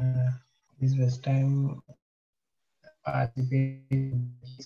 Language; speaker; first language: English; non-native, learner; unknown